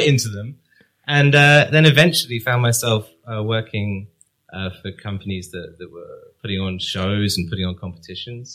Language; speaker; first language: English; native; English